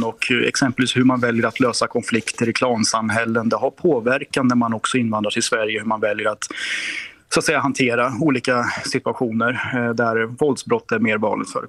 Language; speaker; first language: Swedish; native; Swedish